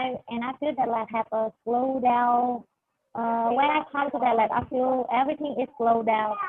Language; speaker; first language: English; non-native, learner; Vietnamese